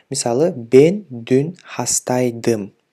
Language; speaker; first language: Turkish; non-native, fluent; Kyrgyz